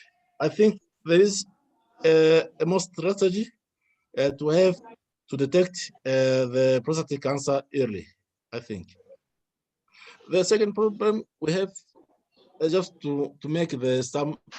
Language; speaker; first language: English; non-native, learner; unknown